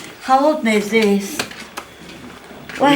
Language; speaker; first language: Russian; non-native, local second language; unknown